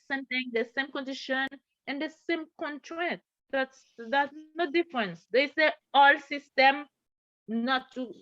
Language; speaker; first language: English; non-native, learner; Haitian Creole